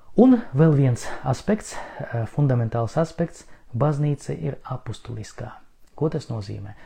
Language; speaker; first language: Latvian; non-native, local second language; Russian